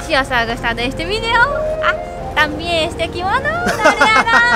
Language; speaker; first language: Spanish; non-native, learner; Japanese